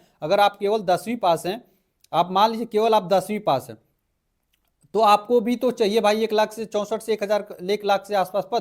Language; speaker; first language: Hindi; native; Hindi